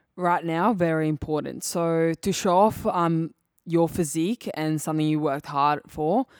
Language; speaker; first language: English; early bilingual, other home language; Serbian